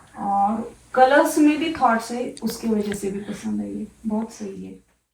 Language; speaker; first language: Hindi; non-native, local second language; Marathi